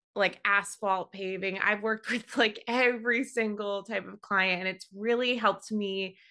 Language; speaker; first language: English; native; English